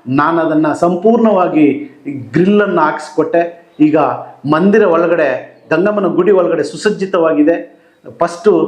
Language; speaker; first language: Kannada; native; Kannada